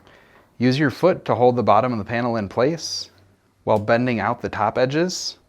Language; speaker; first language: English; native; English